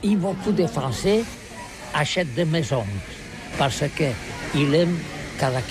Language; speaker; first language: French; non-native, learner; Catalan